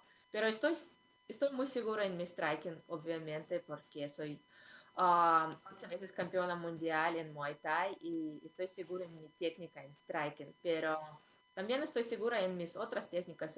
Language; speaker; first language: Spanish; non-native, fluent; Russian